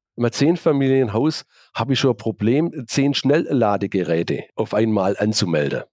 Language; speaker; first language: German; native; German